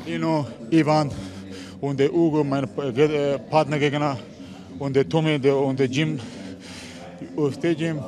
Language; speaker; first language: German; non-native, learner; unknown